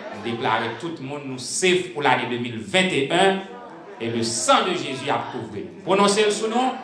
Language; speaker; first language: French; native; French